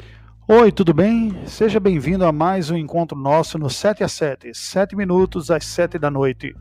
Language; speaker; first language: Portuguese; native; Portuguese